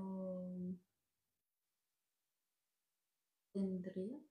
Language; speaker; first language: Spanish; non-native, learner; French